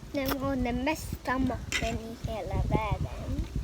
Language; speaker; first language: Swedish; non-native, learner; Thai